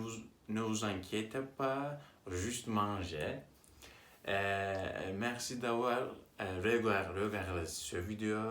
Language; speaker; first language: French; non-native, learner; Turkish